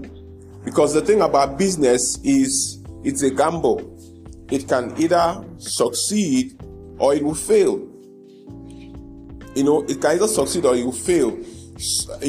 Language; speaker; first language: English; non-native, local second language; Igbo